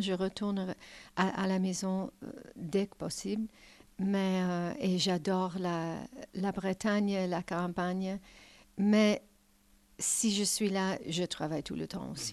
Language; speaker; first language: French; non-native, learner; English